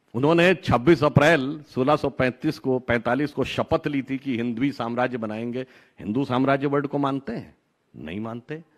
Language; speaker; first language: Hindi; native; Hindi